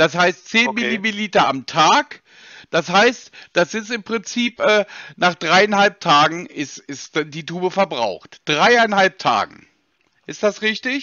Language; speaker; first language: German; native; German